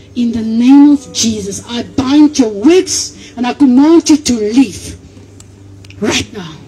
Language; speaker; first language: English; non-native, local second language; Afrikaans